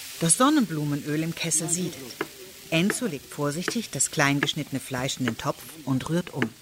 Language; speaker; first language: German; native; German